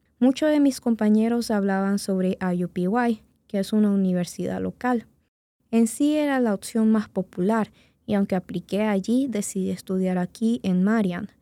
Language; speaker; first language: Spanish; native; Spanish